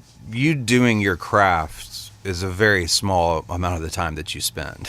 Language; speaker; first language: English; native; English